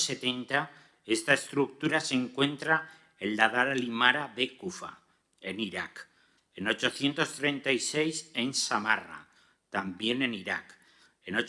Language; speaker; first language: Spanish; native; Spanish